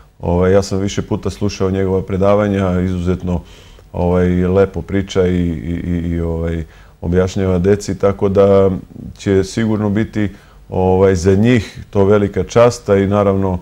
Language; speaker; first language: Serbian; native; Serbian